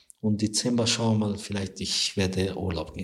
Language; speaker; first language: German; non-native, learner; Persian